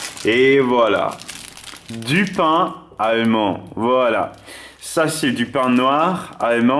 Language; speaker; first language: French; non-native, fluent; German